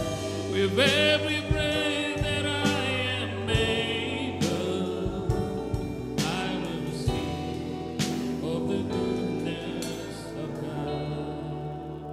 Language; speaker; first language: English; non-native, local second language; Malay